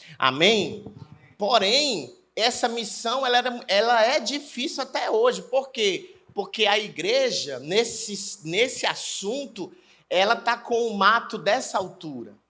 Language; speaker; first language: Portuguese; native; Portuguese